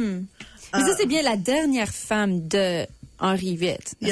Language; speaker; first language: French; native; French